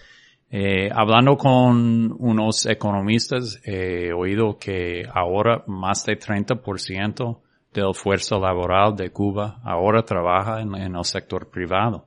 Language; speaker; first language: Spanish; non-native, fluent; English